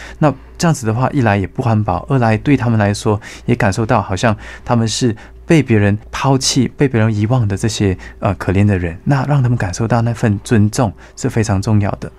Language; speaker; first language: Chinese; native; Chinese